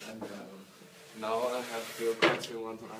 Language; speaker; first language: English; non-native, learner; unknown